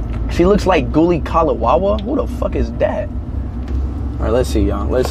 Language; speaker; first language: English; native; English